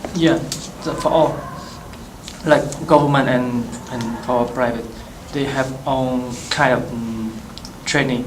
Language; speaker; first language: English; non-native, learner; Vietnamese